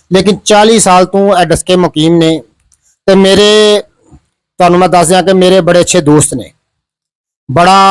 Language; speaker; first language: Urdu; non-native, local second language; Punjabi